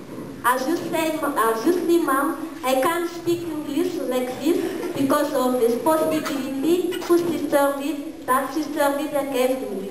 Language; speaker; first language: English; non-native, learner; Malagasy